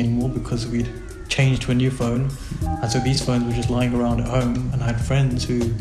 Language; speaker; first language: English; native; English